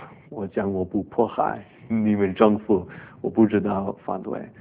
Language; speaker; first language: Chinese; non-native, learner; English